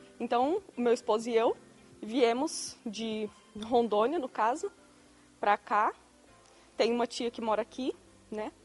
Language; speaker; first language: Portuguese; native; Portuguese